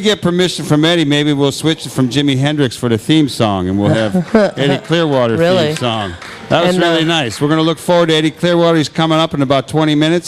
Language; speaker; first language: English; native; English